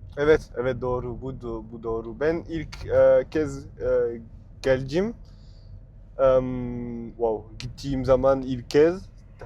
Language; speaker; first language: Turkish; non-native, learner; French